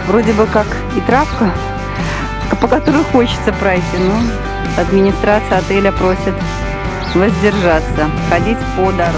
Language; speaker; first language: Russian; native; Russian